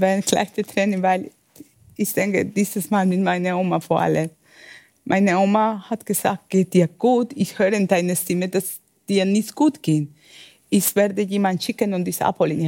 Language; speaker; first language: German; non-native, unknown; Spanish